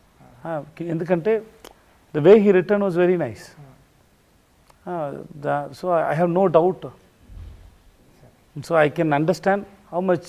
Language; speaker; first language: Telugu; non-native, learner; Tamil